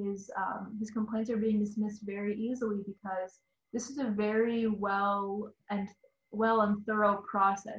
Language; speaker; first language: English; native; English